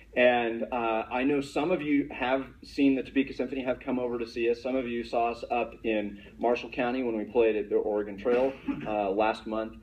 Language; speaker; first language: English; native; English